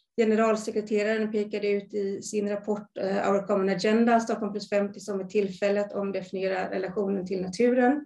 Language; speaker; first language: Swedish; native; Swedish